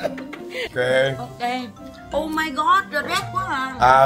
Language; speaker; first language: English; non-native, learner; Vietnamese